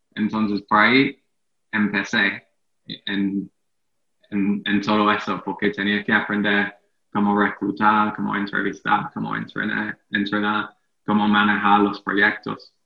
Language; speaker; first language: Spanish; non-native, fluent; English